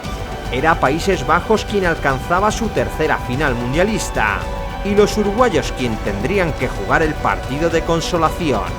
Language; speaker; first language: Spanish; native; Spanish